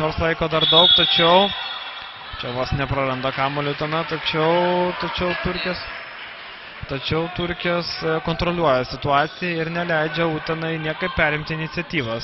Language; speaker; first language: Lithuanian; native; Lithuanian